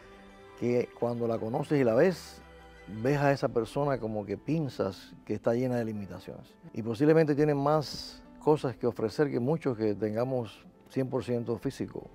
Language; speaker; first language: Spanish; native; Spanish